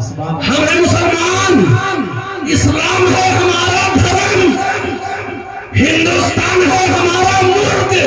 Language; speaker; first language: Hindi; native; Hindi